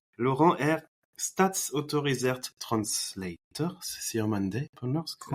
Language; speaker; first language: Norwegian; non-native, fluent; French